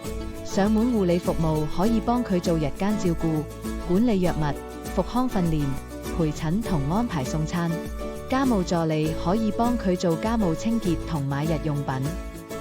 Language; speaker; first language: Cantonese; native; Cantonese